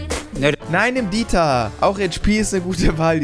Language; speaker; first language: German; native; German